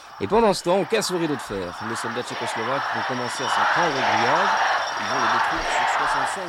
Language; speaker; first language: French; native; French